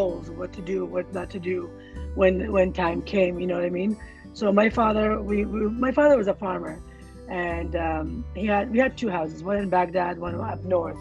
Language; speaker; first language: English; non-native, fluent; Arabic